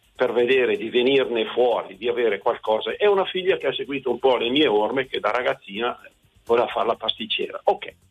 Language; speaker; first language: Italian; native; Italian